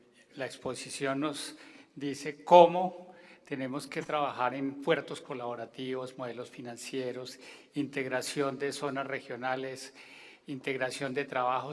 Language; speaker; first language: Spanish; native; Spanish